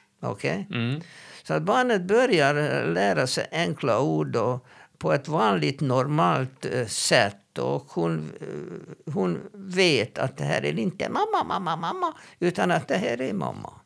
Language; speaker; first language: Swedish; non-native, fluent; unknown